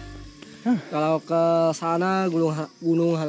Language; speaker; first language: Indonesian; non-native, local second language; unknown